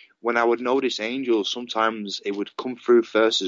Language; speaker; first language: English; native; English